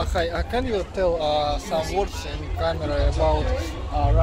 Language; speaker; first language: English; non-native, learner; Russian